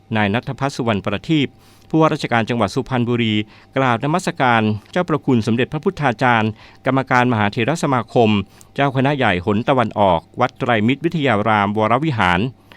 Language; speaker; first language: Thai; native; Thai